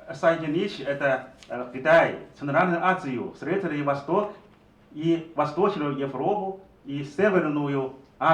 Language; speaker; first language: Russian; non-native, learner; Chinese